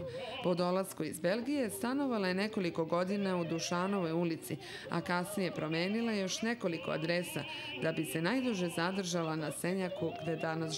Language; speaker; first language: Serbian; native; Serbian